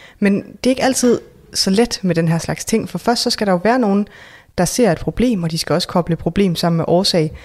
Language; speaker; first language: Danish; native; Danish